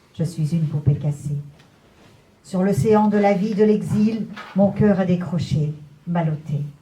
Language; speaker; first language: French; early bilingual, other home language; Persian